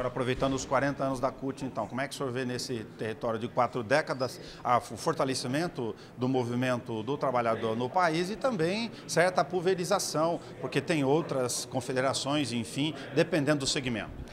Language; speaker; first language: Portuguese; native; Portuguese